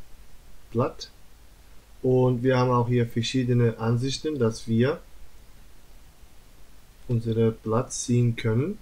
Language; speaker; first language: German; non-native, learner; Turkish